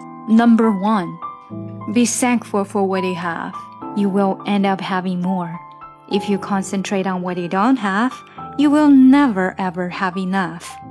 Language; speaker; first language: English; non-native, fluent; Chinese